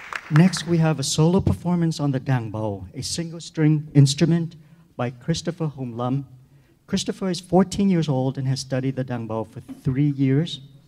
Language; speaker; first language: English; native; English